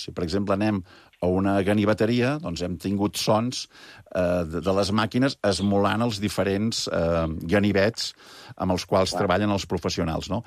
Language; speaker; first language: Catalan; native; Catalan